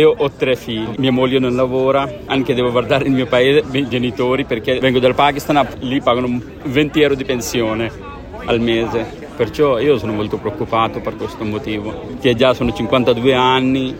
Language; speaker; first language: Italian; non-native, fluent; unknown